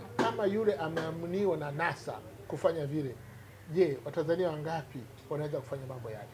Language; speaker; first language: Swahili; native; Swahili